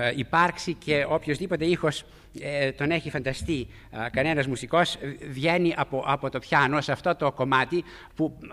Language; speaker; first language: Greek; native; Greek